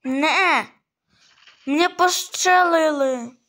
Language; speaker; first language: Czech; early bilingual, other home language; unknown